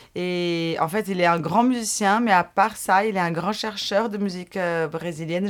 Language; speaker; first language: French; non-native, fluent; Portuguese